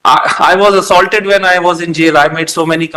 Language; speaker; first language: English; non-native, local second language; Hindi